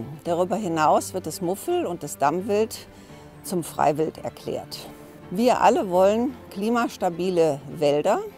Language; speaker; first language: German; native; German